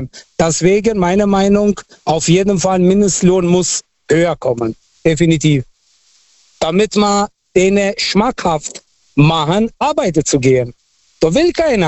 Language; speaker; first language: German; non-native, fluent; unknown